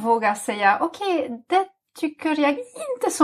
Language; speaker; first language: Swedish; non-native, fluent; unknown